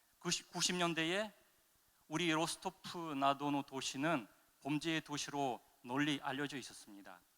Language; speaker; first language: Korean; non-native, fluent; Russian